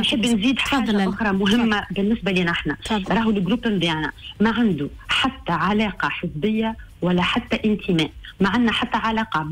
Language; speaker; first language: Arabic; native; Arabic